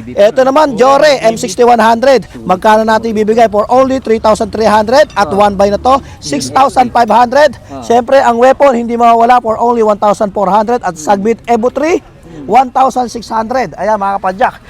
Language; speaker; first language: Filipino; native; Filipino